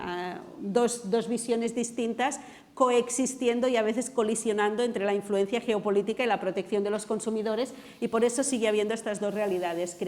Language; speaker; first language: Spanish; non-native, local second language; Catalan